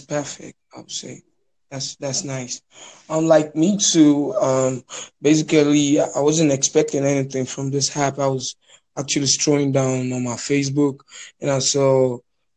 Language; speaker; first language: English; non-native, local second language; Yoruba